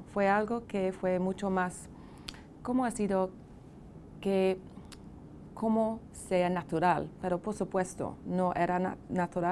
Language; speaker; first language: Spanish; non-native, fluent; English